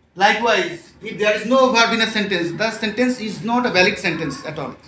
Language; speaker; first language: English; non-native, local second language; Bangla